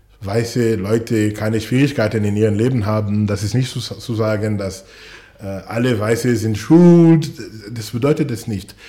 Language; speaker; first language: German; non-native, fluent; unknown